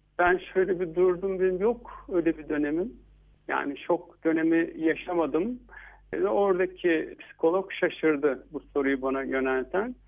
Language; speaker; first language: Turkish; native; Turkish